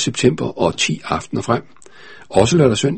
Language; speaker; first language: Danish; native; Danish